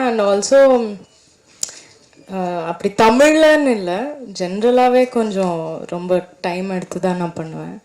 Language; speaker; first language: Tamil; non-native, local second language; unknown